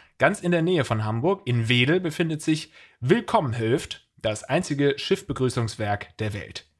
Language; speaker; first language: German; native; German